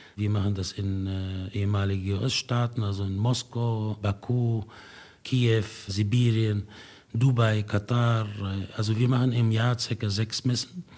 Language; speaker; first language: German; non-native, fluent; Arabic